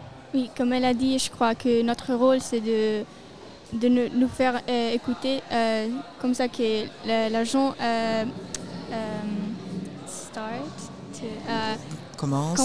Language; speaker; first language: French; non-native, local second language; Italian